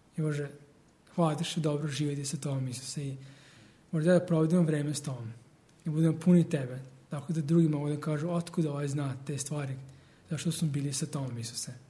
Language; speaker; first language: Serbian; early bilingual, heritage; Serbian